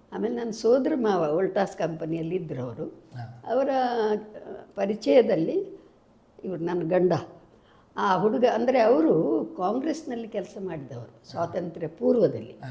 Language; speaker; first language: Kannada; non-native, local second language; Tulu